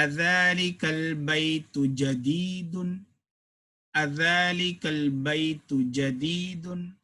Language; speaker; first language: Arabic; non-native, fluent; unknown